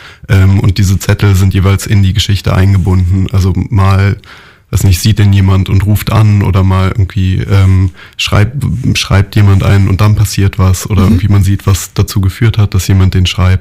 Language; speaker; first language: German; native; German